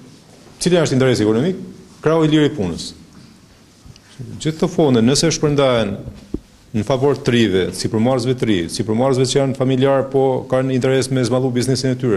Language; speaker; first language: Albanian; native; Albanian